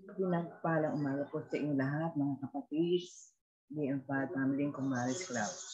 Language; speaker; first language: Filipino; native; Filipino